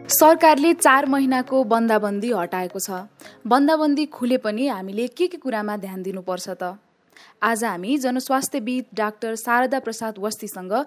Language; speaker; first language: Nepali; native; Nepali